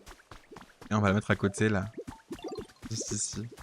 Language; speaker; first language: French; native; French